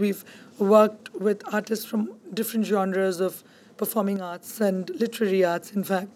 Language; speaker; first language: English; non-native, local second language; Bangla